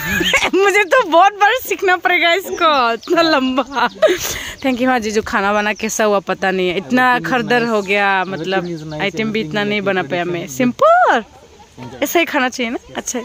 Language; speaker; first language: Hindi; non-native, local second language; Bodo